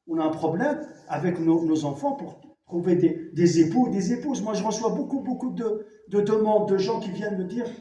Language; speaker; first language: French; non-native, local second language; Arabic